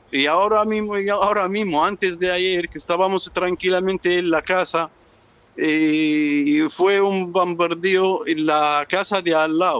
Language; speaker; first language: Spanish; non-native, learner; Arabic